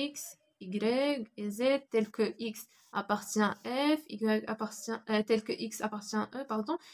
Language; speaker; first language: French; non-native, local second language; Arabic